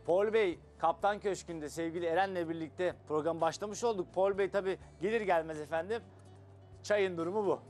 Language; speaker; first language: Turkish; native; Turkish